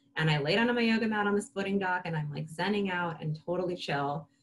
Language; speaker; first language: English; native; English